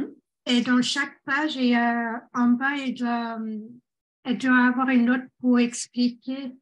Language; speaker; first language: French; non-native, fluent; English